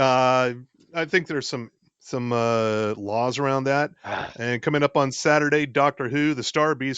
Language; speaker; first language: English; native; English